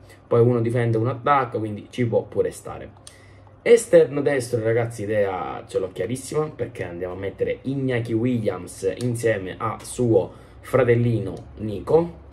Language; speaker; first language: Italian; native; Italian